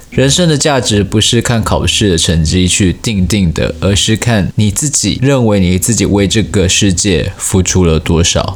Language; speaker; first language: Chinese; native; Chinese